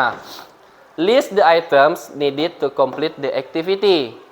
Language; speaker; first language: English; non-native, fluent; Indonesian